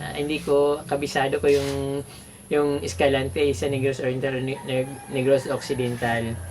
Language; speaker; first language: Filipino; non-native, local second language; Bikol